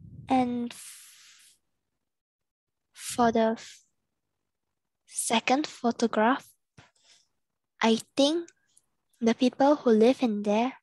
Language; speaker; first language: English; non-native, learner; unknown